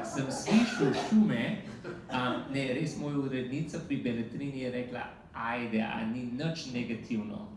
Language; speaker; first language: Slovenian; non-native, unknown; English